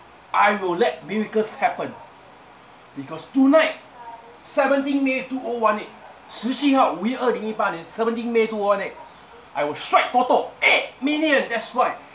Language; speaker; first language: English; non-native, local second language; Chinese